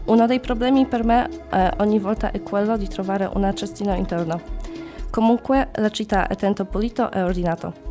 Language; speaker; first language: Italian; non-native, learner; Polish